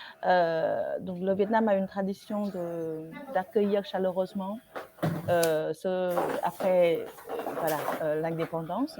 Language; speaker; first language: French; non-native, fluent; Vietnamese